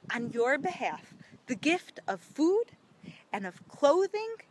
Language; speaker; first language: English; native; English